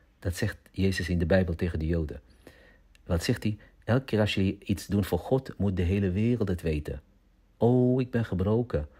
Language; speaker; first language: Dutch; early bilingual, other home language; Arabic